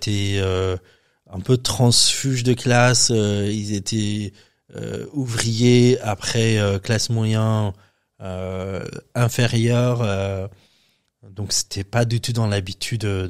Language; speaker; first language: French; non-native, fluent; Persian